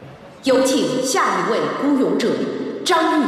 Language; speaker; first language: Chinese; native; Chinese